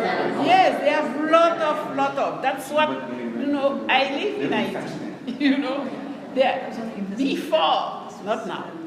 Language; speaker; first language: English; non-native, learner; Haitian Creole